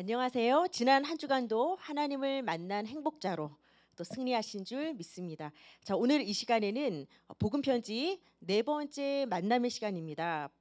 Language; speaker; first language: Korean; native; Korean